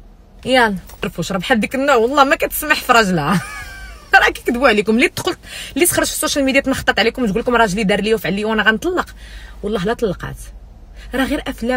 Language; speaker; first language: Arabic; native; Arabic